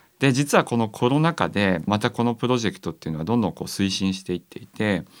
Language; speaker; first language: Japanese; native; Japanese